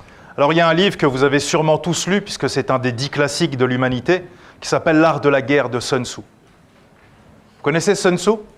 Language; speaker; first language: French; native; French